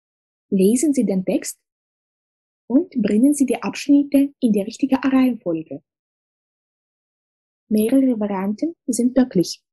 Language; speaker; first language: German; non-native, fluent; Russian